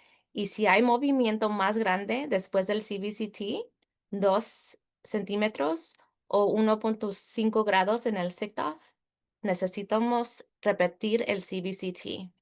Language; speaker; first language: Spanish; early bilingual, heritage; Spanish